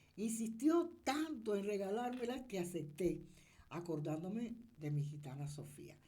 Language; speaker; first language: Spanish; native; Spanish